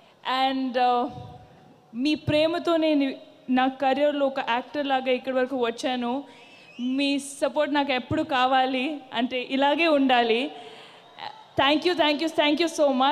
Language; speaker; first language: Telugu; non-native, fluent; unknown